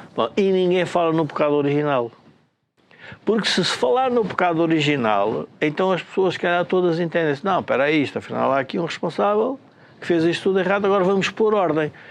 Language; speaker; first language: Portuguese; native; Portuguese